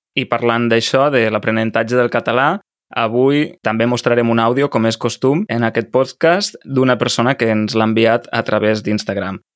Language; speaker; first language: Catalan; native; Catalan